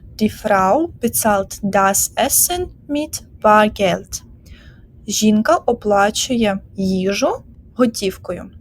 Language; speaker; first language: German; non-native, fluent; Ukrainian